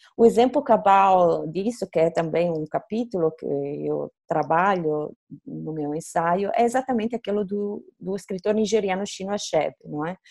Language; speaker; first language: Portuguese; native; Portuguese